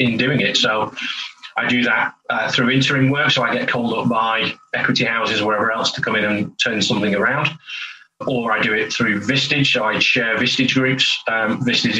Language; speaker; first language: English; native; English